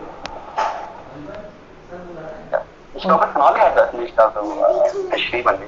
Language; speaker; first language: German; non-native, fluent; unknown